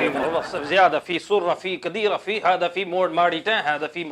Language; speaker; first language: Arabic; non-native, learner; Punjabi